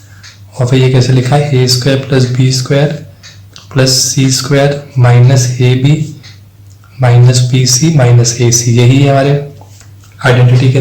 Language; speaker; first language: Hindi; native; Hindi